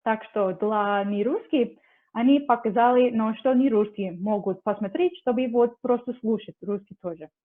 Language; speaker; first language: Russian; non-native, learner; English